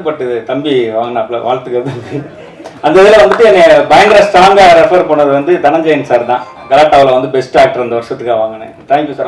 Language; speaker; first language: Tamil; native; Tamil